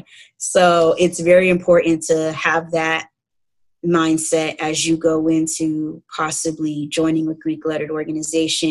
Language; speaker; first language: English; native; English